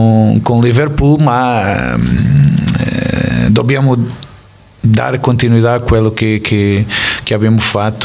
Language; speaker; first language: Italian; non-native, fluent; Portuguese